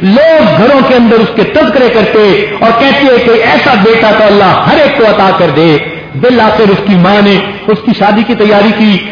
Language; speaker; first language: Urdu; non-native, local second language; Punjabi